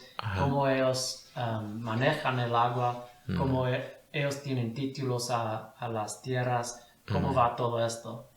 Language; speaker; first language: Spanish; non-native, fluent; English